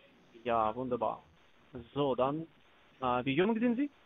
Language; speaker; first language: German; non-native, learner; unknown